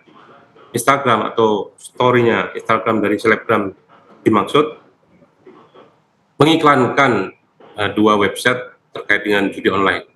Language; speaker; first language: Indonesian; native; Indonesian